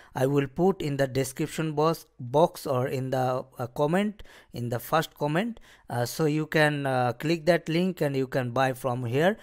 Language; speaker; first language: English; non-native, local second language; Bangla